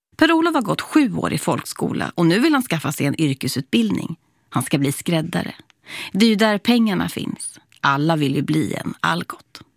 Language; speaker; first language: Swedish; native; Swedish